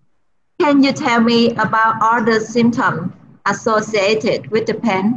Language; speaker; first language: English; non-native, learner; Vietnamese